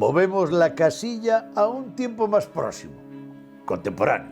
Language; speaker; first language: Spanish; native; Spanish